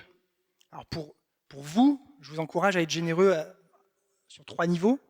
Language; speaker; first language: French; native; French